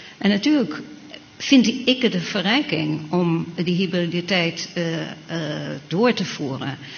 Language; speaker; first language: Dutch; native; Dutch